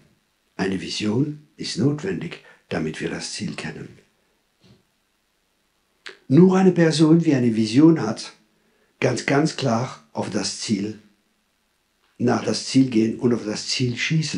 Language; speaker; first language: German; non-native, fluent; French